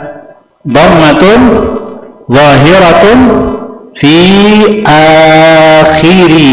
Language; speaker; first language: Arabic; non-native, fluent; Indonesian